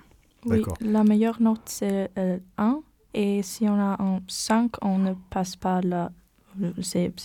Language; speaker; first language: French; non-native, learner; German